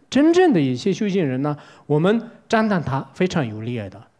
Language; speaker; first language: Chinese; non-native, local second language; Tibetan